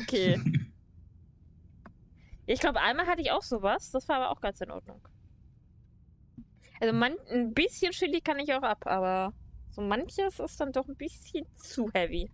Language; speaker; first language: German; native; German